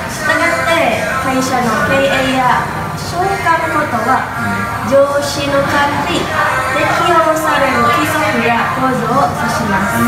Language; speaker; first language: Japanese; non-native, learner; Indonesian